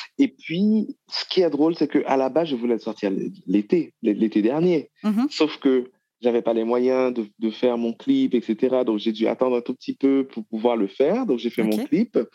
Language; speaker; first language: French; non-native, local second language; Haitian Creole